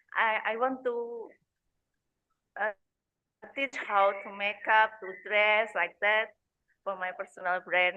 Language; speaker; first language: English; non-native, learner; Indonesian